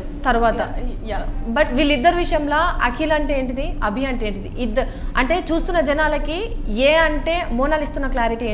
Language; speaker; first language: Telugu; native; Telugu